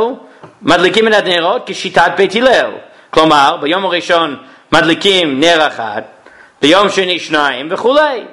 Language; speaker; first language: Hebrew; non-native, fluent; English